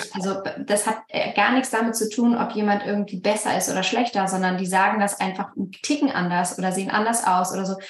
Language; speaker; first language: German; native; German